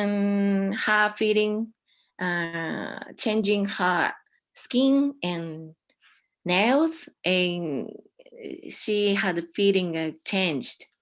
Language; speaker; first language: English; non-native, learner; Japanese